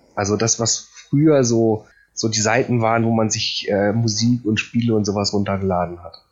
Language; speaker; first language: German; early bilingual, other home language; Polish